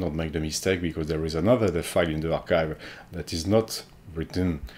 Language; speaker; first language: English; non-native, fluent; French